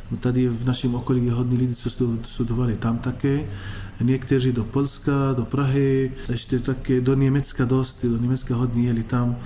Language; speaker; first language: Czech; non-native, fluent; Arabic